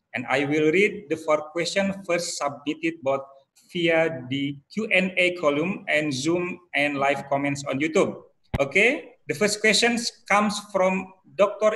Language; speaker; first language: English; non-native, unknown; Indonesian